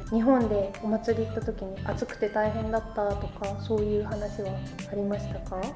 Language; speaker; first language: Japanese; native; Japanese